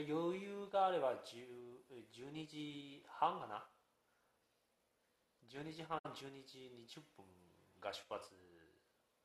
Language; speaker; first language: Japanese; non-native, learner; Chinese